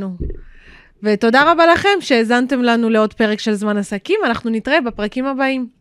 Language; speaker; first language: Hebrew; native; Hebrew